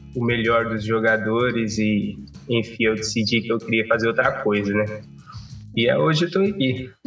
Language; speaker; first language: Portuguese; non-native, local second language; Kabuverdianu